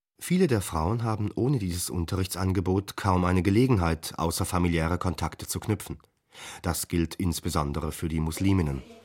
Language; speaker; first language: German; native; German